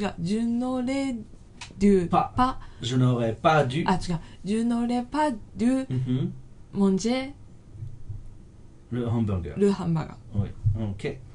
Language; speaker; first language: Japanese; non-native, fluent; French